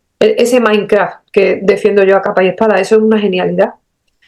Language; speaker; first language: Spanish; native; Spanish